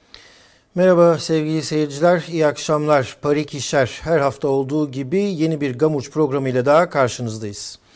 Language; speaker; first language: Turkish; native; Turkish